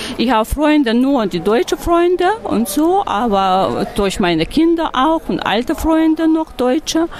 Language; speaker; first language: German; non-native, fluent; Russian